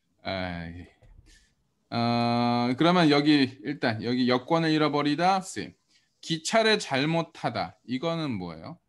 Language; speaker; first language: Korean; early bilingual, heritage; Korean